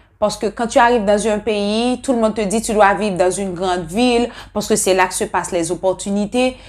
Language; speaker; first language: French; non-native, local second language; Haitian Creole